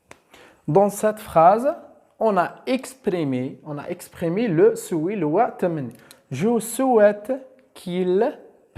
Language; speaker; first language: French; non-native, local second language; Arabic